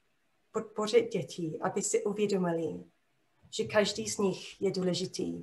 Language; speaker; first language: Czech; non-native, fluent; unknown